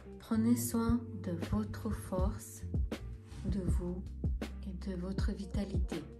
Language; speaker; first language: French; non-native, fluent; Russian